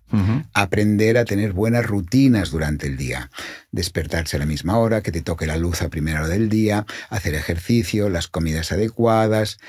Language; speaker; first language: Spanish; non-native, local second language; Catalan